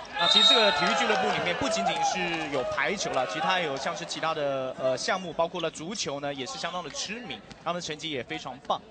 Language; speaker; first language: Chinese; native; Chinese